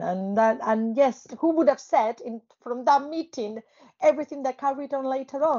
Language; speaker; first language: English; non-native, fluent; Spanish